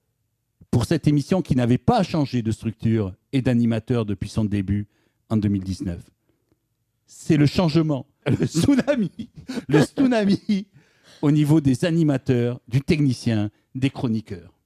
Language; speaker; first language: French; native; French